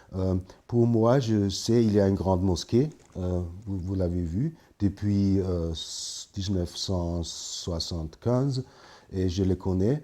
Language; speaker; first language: French; non-native, fluent; German